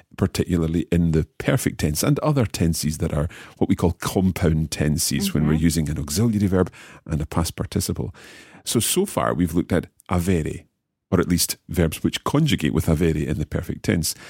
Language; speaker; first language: English; native; English